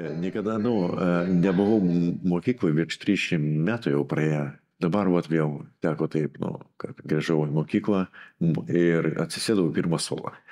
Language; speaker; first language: Lithuanian; non-native, local second language; Russian